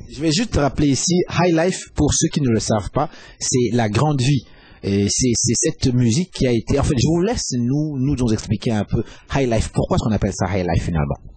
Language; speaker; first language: French; native; French